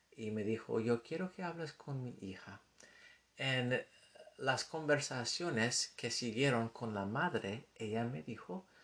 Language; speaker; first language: Spanish; non-native, fluent; English